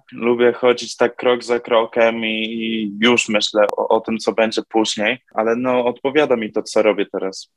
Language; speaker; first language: Polish; early bilingual, heritage; Polish